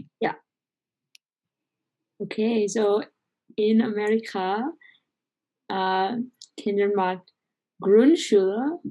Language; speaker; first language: German; non-native, learner; English